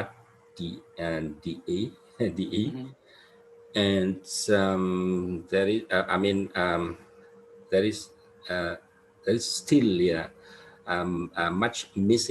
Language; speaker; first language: English; non-native, fluent; Indonesian